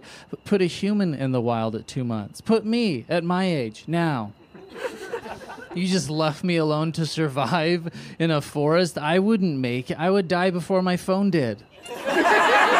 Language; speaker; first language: English; native; English